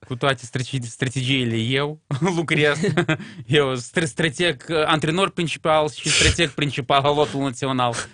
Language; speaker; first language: Romanian; non-native, local second language; Russian